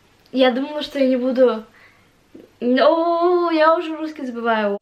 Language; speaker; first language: Russian; early bilingual, heritage; Russian